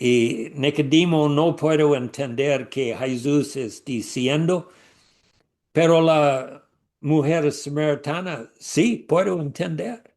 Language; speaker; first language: Spanish; non-native, learner; English